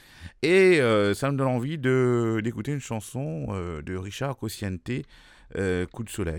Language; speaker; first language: French; non-native, local second language; Morisyen